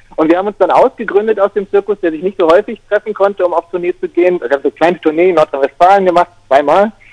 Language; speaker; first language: German; native; German